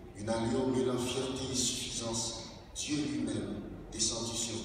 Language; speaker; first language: French; non-native, local second language; Haitian Creole